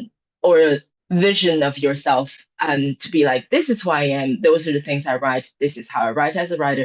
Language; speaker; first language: English; non-native, fluent; Chinese